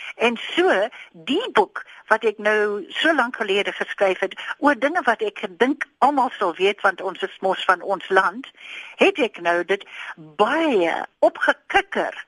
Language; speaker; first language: Afrikaans; non-native, local second language; English